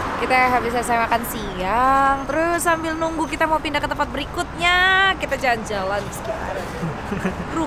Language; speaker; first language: Indonesian; native; Indonesian